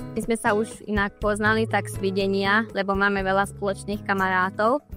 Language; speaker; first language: Slovak; non-native, local second language; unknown